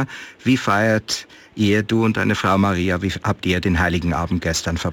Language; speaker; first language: German; native; German